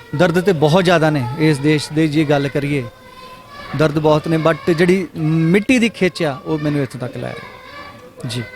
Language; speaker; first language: Punjabi; native; Punjabi